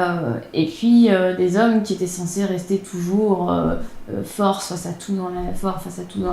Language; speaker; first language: French; native; French